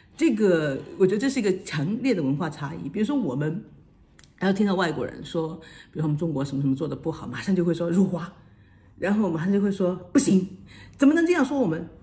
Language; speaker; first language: Chinese; native; Chinese